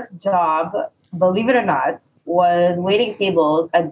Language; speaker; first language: English; native; English